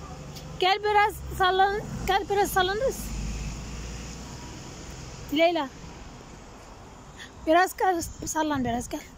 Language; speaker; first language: Turkish; non-native, learner; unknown